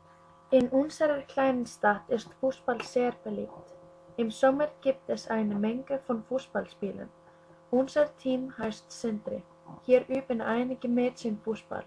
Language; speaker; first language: German; non-native, learner; Icelandic